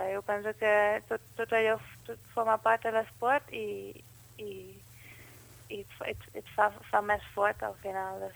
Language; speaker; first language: Catalan; non-native, fluent; Dutch